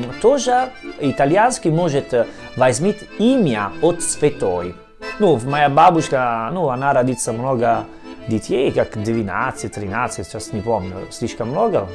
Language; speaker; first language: Russian; non-native, learner; Italian